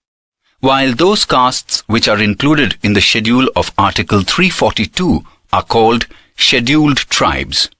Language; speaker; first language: English; non-native, local second language; Gujarati